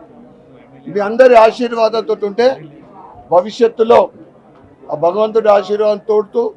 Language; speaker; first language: Telugu; native; Telugu